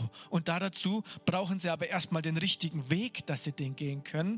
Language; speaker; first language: German; native; German